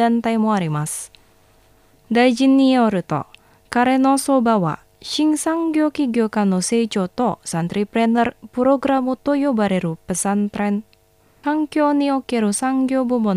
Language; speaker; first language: Japanese; non-native, fluent; Indonesian